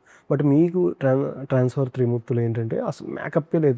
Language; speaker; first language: Telugu; native; Telugu